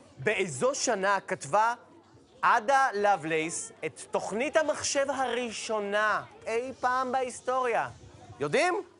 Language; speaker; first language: Hebrew; native; Hebrew